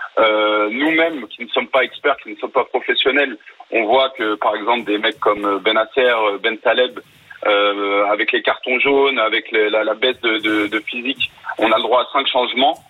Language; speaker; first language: French; early bilingual, other home language; Arabic